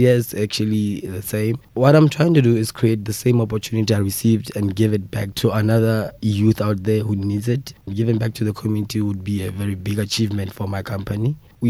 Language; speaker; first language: English; non-native, local second language; Southern Sotho